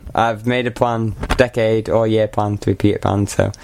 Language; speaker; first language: English; native; English